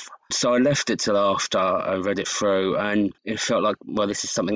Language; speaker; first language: English; native; English